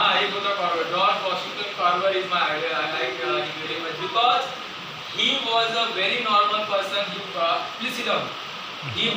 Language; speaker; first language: English; non-native, local second language; Marathi